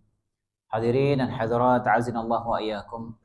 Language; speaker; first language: Indonesian; native; Indonesian